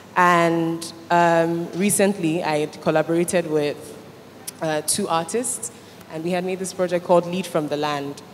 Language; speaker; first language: English; non-native, local second language; Igbo